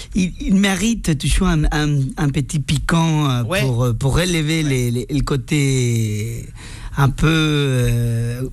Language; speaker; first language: French; non-native, fluent; Spanish